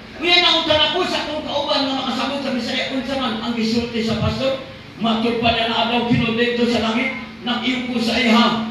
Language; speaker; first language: Cebuano; non-native, local second language; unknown